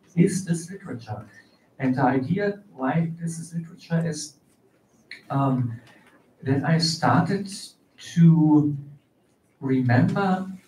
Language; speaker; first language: English; non-native, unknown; German